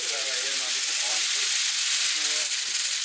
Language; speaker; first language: German; native; German